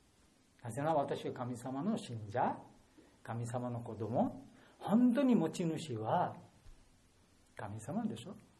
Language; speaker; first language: Japanese; non-native, learner; Bangla